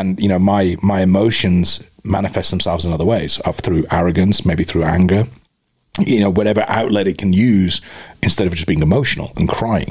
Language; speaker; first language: English; native; English